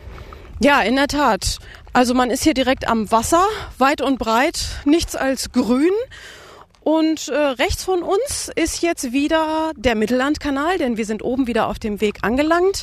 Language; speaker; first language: German; native; German